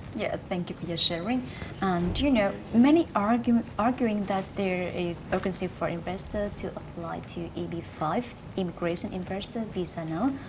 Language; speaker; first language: English; non-native, fluent; Vietnamese